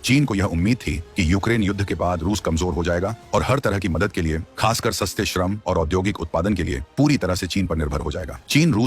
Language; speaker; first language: Hindi; native; Hindi